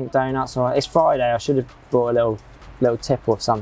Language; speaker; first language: English; native; English